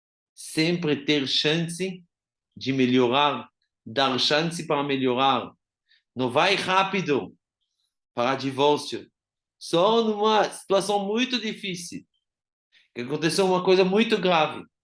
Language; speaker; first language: Portuguese; non-native, fluent; Hebrew